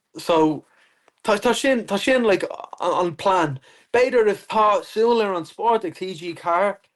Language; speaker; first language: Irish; non-native, local second language; English